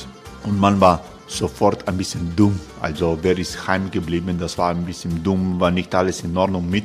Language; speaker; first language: German; non-native, fluent; Croatian